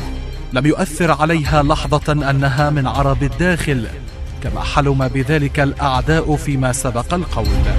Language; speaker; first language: Arabic; native; Arabic